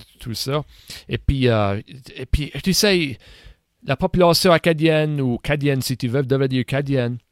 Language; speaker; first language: French; native; French